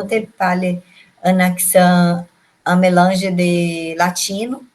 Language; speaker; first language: French; non-native, learner; Portuguese